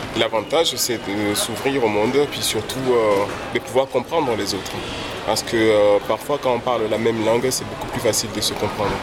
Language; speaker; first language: French; non-native, local second language; Fon